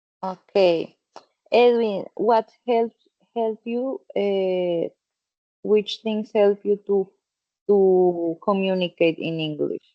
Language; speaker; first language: English; non-native, fluent; Spanish